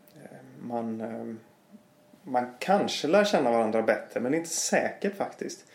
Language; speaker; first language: Swedish; native; Swedish